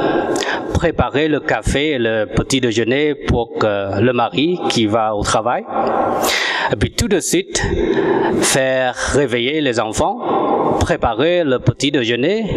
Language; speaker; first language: French; non-native, fluent; Vietnamese